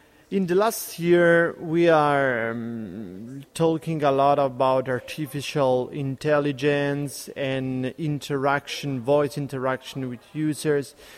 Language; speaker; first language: English; non-native, fluent; Italian